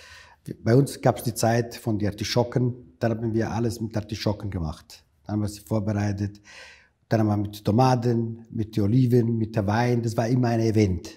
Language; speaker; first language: German; non-native, fluent; Italian